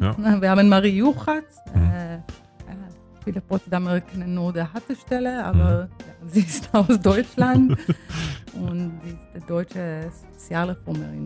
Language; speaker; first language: German; non-native, fluent; Hebrew